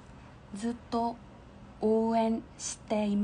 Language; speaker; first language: Japanese; non-native, fluent; Korean